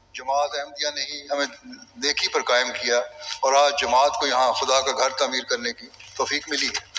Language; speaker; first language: Urdu; native; Urdu